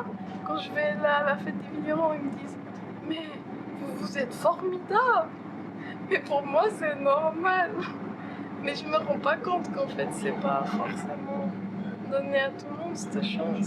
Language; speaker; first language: French; native; French